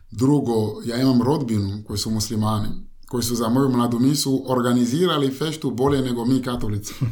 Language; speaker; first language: Croatian; non-native, fluent; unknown